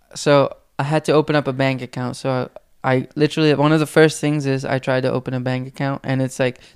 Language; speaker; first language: English; non-native, fluent; Dutch